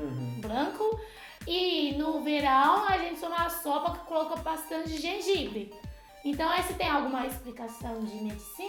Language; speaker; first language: Portuguese; non-native, fluent; Chinese